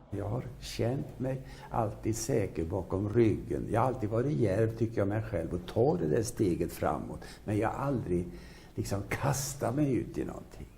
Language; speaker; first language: Swedish; native; Swedish